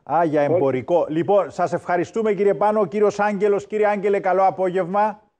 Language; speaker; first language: Greek; native; Greek